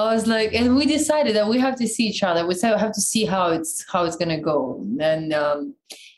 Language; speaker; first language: English; non-native, fluent; Russian